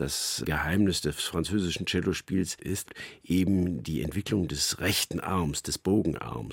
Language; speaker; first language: German; native; German